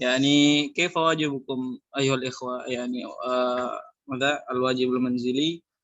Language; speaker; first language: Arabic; non-native, fluent; Indonesian